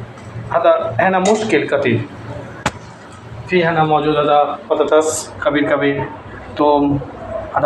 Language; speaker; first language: Arabic; non-native, learner; Bangla